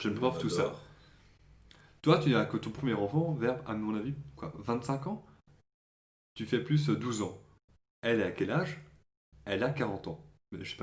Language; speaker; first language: French; native; French